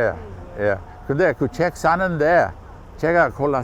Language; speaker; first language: Korean; non-native, fluent; English